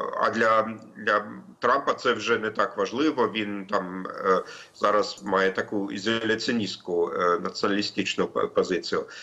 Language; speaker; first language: Ukrainian; non-native, fluent; German